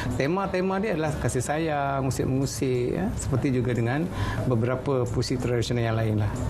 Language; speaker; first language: Malay; native; Malay